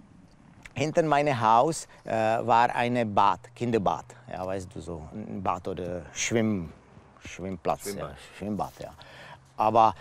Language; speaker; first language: German; non-native, learner; Czech